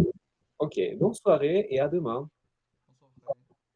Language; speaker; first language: French; non-native, fluent; Spanish